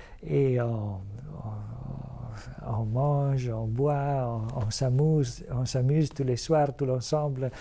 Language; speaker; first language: French; non-native, fluent; Italian